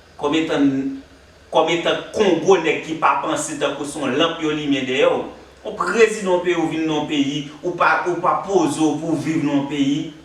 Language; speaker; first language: Haitian Creole; native; Haitian Creole